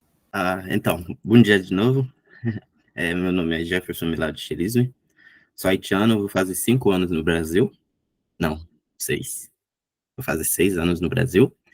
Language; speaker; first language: Portuguese; non-native, fluent; Haitian Creole